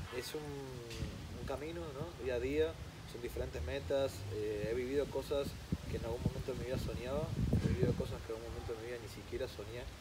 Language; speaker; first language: Spanish; early bilingual, other home language; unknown